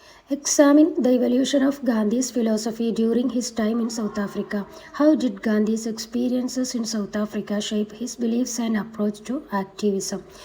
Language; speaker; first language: English; non-native, local second language; Malayalam